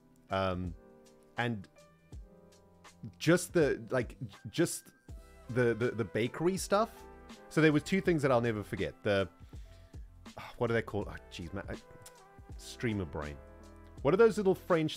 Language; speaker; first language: English; native; English